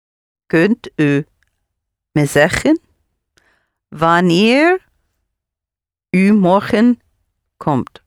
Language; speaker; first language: Dutch; non-native, learner; English